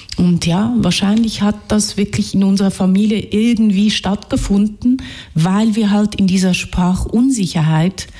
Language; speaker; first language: German; early bilingual, other home language; Hungarian